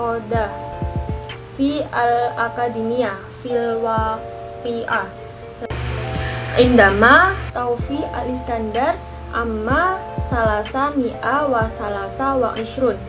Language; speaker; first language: Arabic; non-native, learner; Indonesian